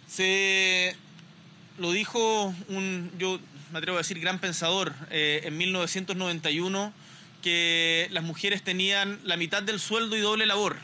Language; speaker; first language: Spanish; native; Spanish